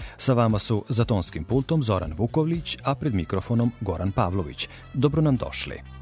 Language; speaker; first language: Serbian; native; Serbian